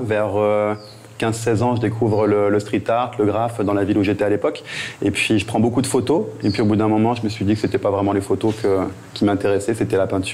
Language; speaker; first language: French; native; French